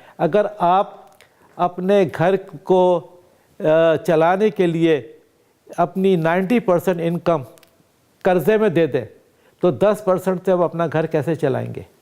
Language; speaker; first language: Urdu; native; Urdu